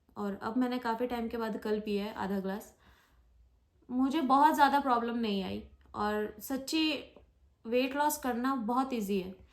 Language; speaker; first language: Hindi; non-native, local second language; Bangla